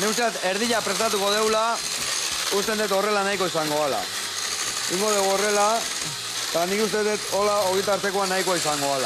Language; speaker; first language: Basque; native; Basque